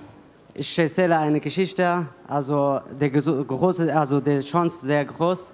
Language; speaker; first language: German; non-native, learner; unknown